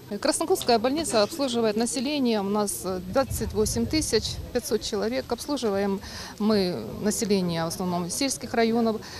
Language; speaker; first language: Russian; native; Russian